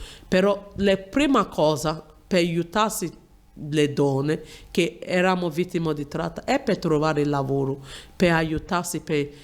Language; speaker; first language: Italian; non-native, learner; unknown